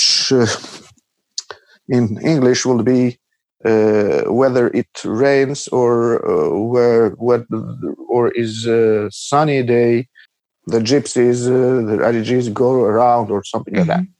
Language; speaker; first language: English; non-native, fluent; Albanian